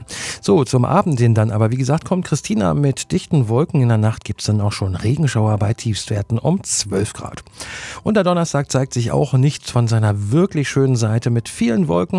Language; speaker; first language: German; native; German